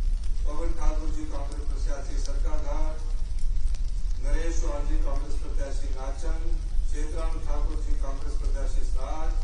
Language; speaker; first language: Hindi; native; Hindi